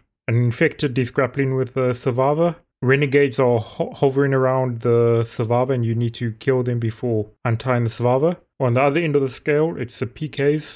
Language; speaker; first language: English; native; English